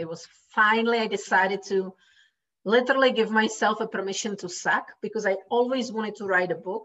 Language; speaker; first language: English; non-native, fluent; Czech